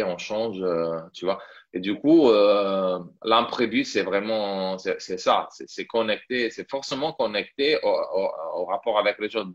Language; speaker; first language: French; non-native, fluent; Italian